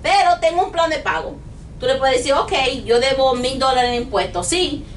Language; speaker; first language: Spanish; non-native, learner; English